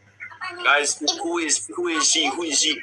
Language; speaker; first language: English; non-native, learner; Chinese